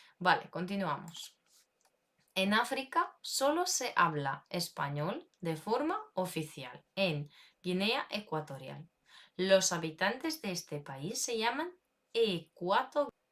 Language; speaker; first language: Spanish; non-native, fluent; Ukrainian